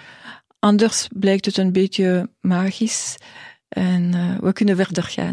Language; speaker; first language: Dutch; non-native, local second language; French